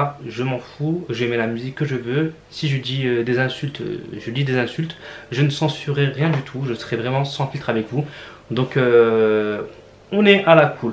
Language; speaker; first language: French; native; French